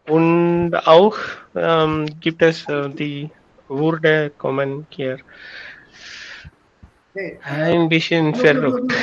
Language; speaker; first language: German; non-native, learner; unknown